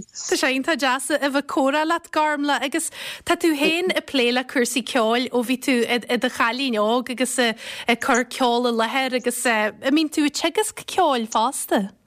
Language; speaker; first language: Irish; native; Irish